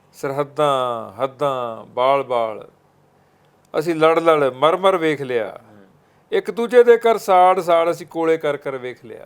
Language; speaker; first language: Punjabi; native; Punjabi